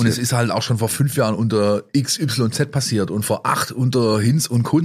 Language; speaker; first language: German; native; German